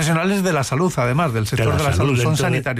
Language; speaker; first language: Spanish; native; Spanish